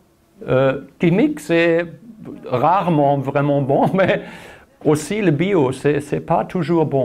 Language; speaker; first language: French; non-native, learner; German